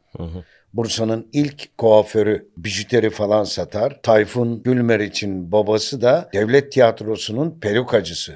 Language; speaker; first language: Turkish; native; Turkish